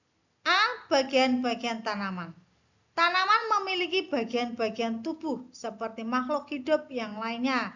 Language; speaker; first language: Indonesian; native; Indonesian